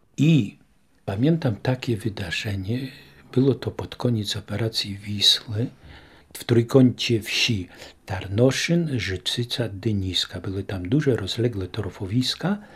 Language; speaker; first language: Polish; native; Polish